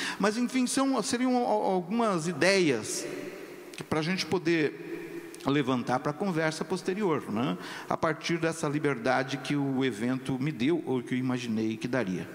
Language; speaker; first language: Portuguese; native; Portuguese